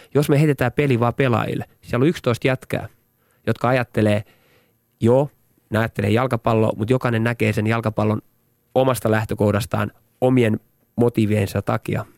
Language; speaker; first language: Finnish; native; Finnish